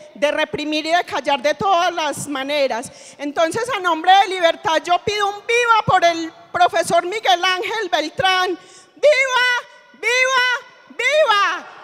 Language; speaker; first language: Spanish; native; Spanish